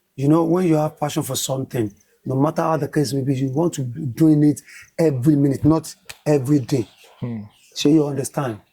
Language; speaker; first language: English; non-native, local second language; Yoruba